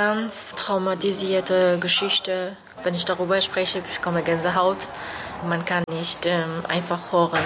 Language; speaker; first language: German; non-native, fluent; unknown